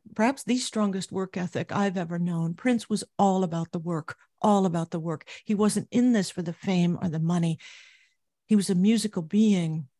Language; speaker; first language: English; native; English